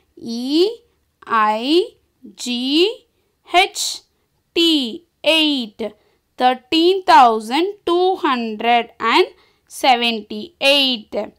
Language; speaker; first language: English; non-native, local second language; Tamil